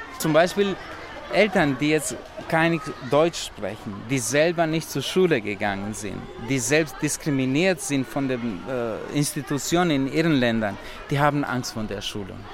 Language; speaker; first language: German; non-native, fluent; Romany